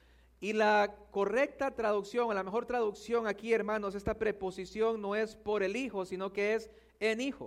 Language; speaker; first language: Spanish; native; Spanish